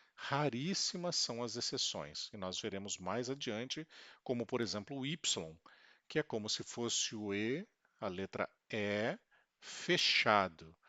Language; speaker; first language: Portuguese; native; Portuguese